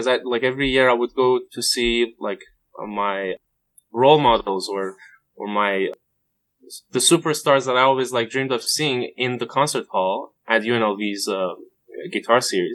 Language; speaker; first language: English; non-native, fluent; Persian